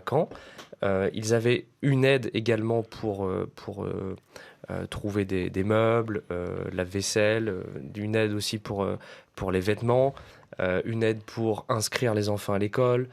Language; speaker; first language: French; native; French